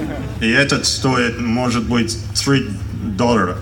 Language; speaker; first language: Russian; non-native, learner; English